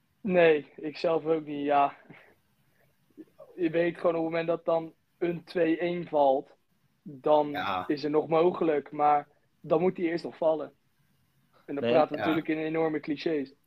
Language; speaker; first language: Dutch; native; Dutch